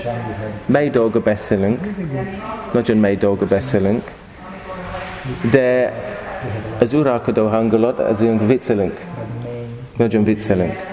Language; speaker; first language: Hungarian; non-native, learner; English